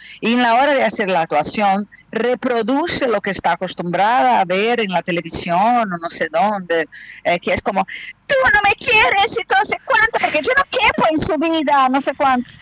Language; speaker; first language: Spanish; non-native, fluent; Portuguese